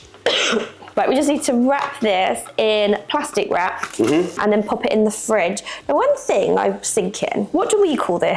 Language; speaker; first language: English; native; English